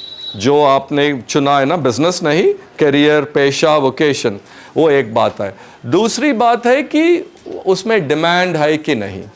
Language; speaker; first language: Hindi; non-native, local second language; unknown